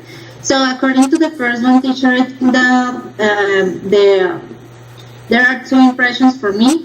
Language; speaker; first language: English; non-native, learner; Spanish